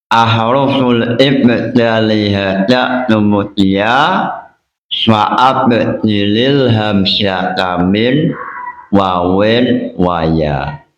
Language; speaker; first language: Arabic; non-native, fluent; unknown